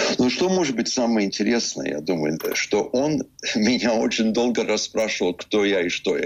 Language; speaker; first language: Russian; early bilingual, heritage; English